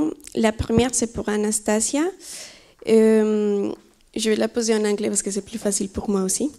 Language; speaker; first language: French; non-native, fluent; Spanish